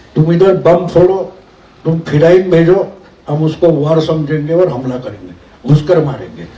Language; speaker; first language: Hindi; non-native, local second language; Marathi